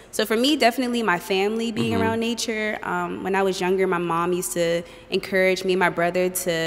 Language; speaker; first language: English; native; English